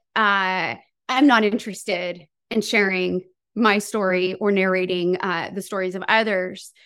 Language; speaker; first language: English; native; English